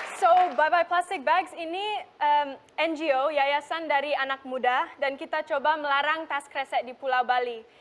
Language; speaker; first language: Indonesian; non-native, local second language; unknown